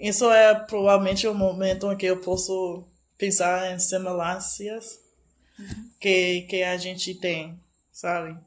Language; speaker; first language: Portuguese; non-native, fluent; English